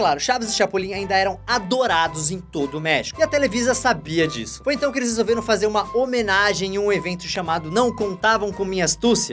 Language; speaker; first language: Portuguese; native; Portuguese